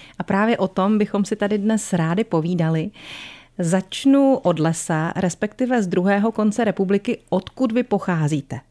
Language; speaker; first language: Czech; native; Czech